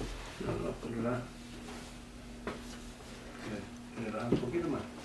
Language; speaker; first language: Spanish; non-native, learner; English